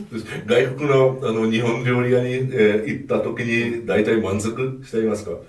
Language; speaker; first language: Japanese; non-native, fluent; Hungarian